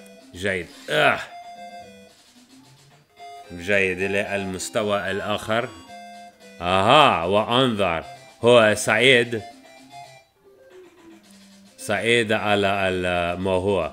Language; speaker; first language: Arabic; non-native, learner; English